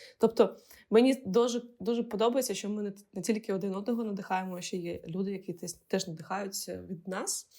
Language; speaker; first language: Ukrainian; non-native, local second language; Russian